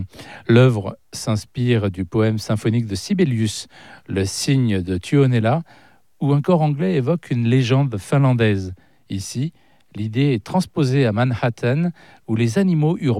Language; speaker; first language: French; native; French